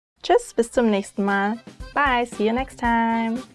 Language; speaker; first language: German; native; German